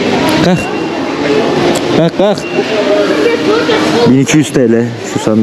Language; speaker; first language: Turkish; native; Turkish